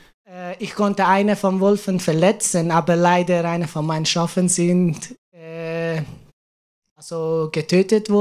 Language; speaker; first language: German; non-native, learner; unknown